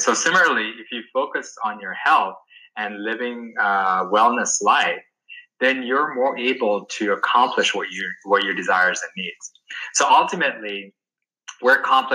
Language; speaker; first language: English; non-native, local second language; Sinhala